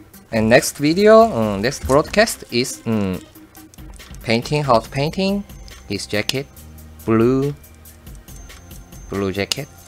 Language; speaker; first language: English; non-native, learner; Korean